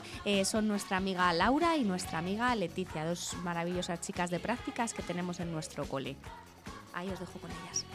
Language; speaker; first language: Spanish; native; Spanish